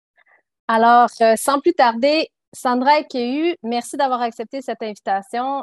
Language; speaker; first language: French; native; French